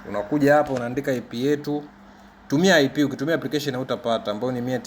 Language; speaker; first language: Swahili; native; Swahili